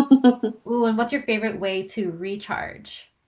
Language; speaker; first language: English; native; English